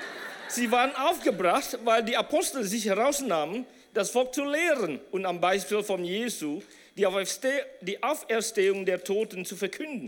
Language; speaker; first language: English; non-native, fluent; Indonesian